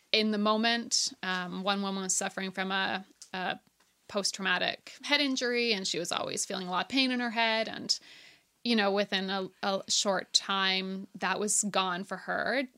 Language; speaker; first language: English; native; English